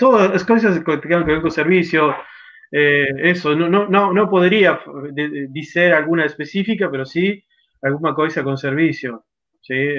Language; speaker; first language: Portuguese; non-native, learner; Spanish